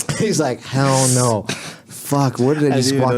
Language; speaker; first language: English; native; English